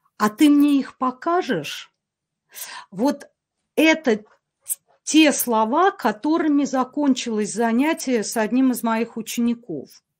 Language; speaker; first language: Russian; native; Russian